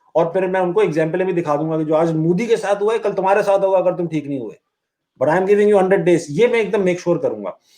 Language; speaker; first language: Hindi; native; Hindi